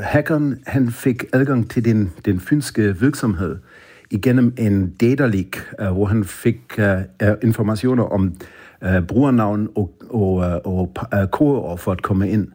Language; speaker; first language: Danish; non-native, fluent; German